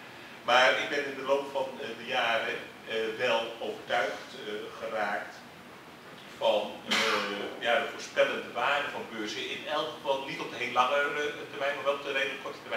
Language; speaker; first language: Dutch; native; Dutch